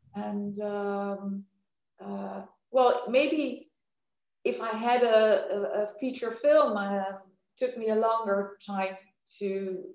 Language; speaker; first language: English; non-native, fluent; Dutch